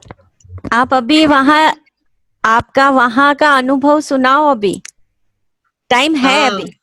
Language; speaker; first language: Hindi; non-native, local second language; Gujarati